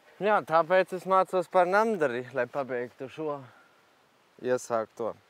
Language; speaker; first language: Latvian; non-native, fluent; German